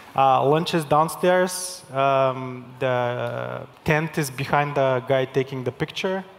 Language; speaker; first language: English; non-native, fluent; Bulgarian